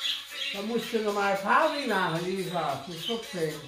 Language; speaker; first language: German; native; German